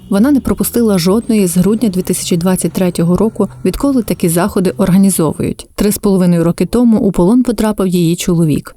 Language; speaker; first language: Ukrainian; native; Ukrainian